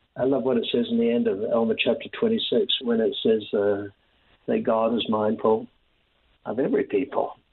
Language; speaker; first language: English; native; English